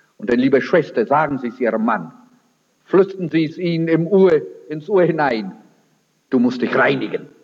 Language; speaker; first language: German; early bilingual, heritage; German